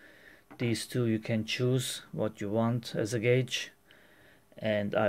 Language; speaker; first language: English; non-native, fluent; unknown